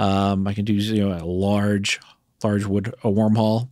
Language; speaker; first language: English; native; English